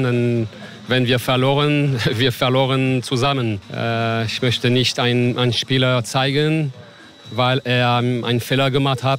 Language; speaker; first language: German; non-native, learner; French